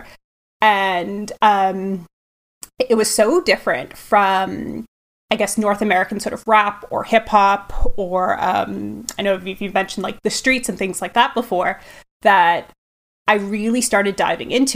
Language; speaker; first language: English; native; English